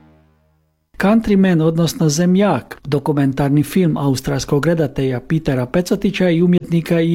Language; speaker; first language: Croatian; native; Croatian